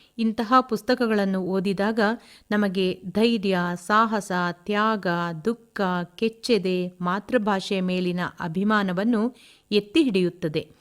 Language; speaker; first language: Kannada; native; Kannada